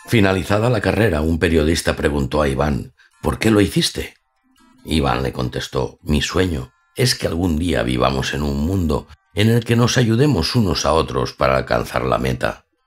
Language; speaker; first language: Spanish; native; Spanish